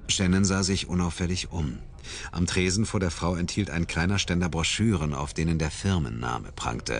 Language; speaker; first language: German; native; German